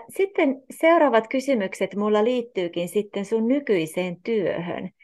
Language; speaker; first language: Finnish; native; Finnish